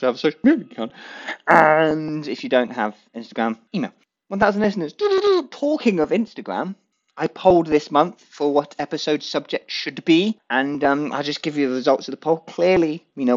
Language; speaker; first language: English; native; English